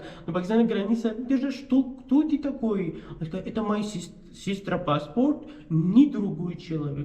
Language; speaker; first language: Russian; non-native, learner; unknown